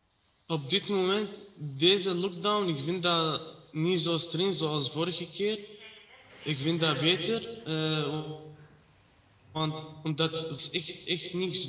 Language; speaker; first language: Dutch; non-native, learner; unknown